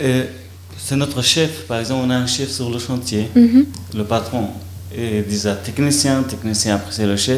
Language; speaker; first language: French; non-native, learner; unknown